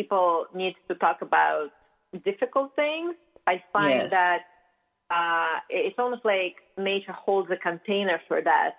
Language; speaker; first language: English; non-native, fluent; Russian